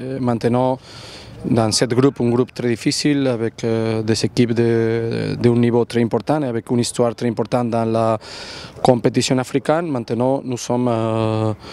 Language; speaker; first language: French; non-native, learner; Catalan